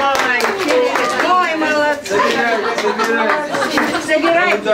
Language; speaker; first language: English; non-native, learner; Russian